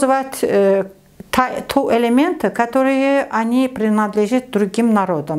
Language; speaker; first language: Russian; non-native, learner; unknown